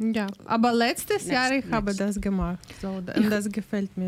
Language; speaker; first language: German; non-native, learner; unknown